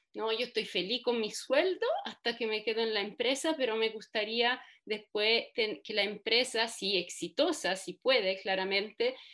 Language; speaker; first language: Spanish; non-native, fluent; Italian